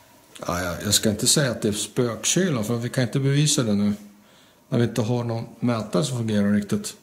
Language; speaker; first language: Swedish; native; Swedish